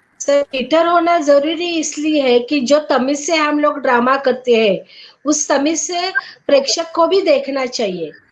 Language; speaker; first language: Hindi; non-native, local second language; Marathi